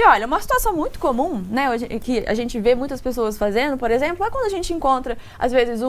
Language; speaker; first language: Portuguese; native; Portuguese